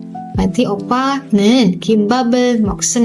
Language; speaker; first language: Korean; non-native, fluent; Indonesian